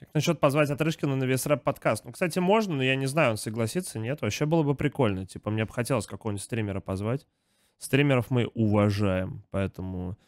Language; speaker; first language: Russian; native; Russian